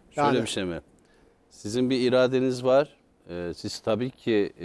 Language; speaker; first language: Turkish; native; Turkish